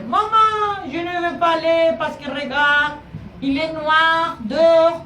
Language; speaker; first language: French; non-native, learner; Spanish